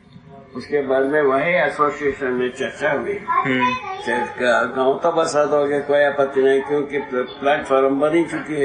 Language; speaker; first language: Hindi; non-native, local second language; Kannada